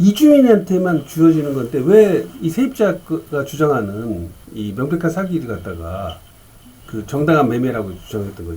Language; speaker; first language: Korean; native; Korean